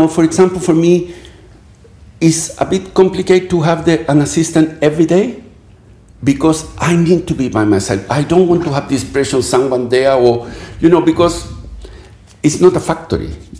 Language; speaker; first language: English; non-native, fluent; Spanish